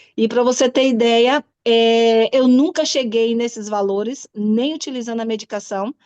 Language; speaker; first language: Portuguese; native; Portuguese